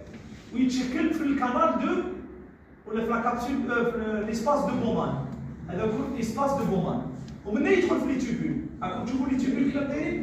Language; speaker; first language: Arabic; native; Arabic